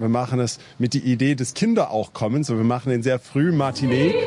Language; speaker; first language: German; non-native, fluent; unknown